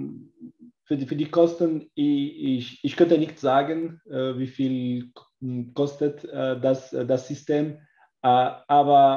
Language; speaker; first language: German; non-native, learner; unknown